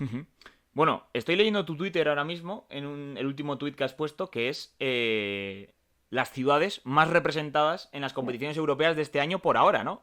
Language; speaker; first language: Spanish; native; Spanish